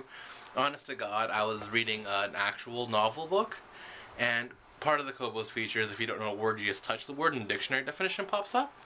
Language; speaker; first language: English; native; English